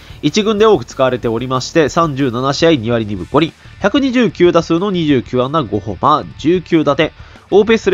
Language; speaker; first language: Japanese; native; Japanese